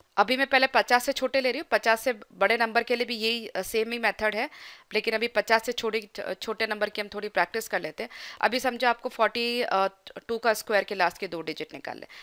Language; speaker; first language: Hindi; native; Hindi